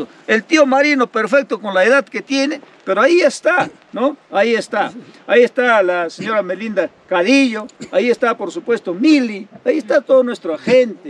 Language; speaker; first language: Spanish; native; Spanish